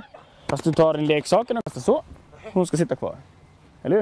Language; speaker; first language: Swedish; native; Swedish